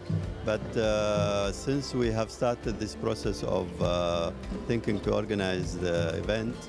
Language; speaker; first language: English; non-native, fluent; Arabic